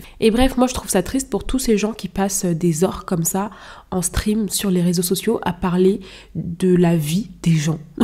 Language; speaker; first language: French; non-native, local second language; Lingala